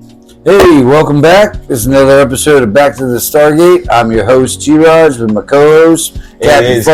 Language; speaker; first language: English; native; English